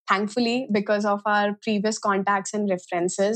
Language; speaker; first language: English; non-native, local second language; Hindi